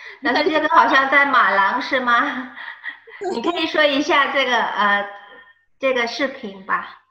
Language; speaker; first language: Chinese; non-native, fluent; Indonesian